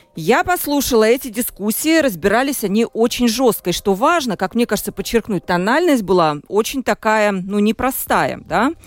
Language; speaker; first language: Russian; native; Russian